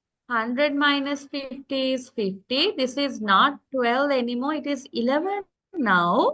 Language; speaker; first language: English; non-native, local second language; Sinhala